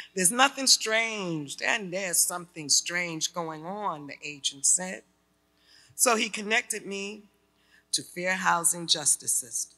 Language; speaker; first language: English; native; English